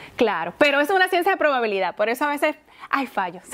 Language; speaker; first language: Spanish; native; Spanish